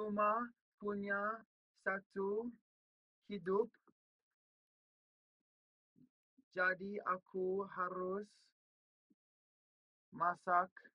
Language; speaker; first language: Indonesian; non-native, learner; English